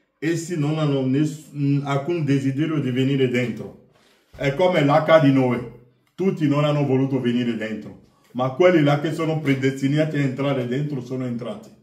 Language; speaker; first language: Italian; non-native, fluent; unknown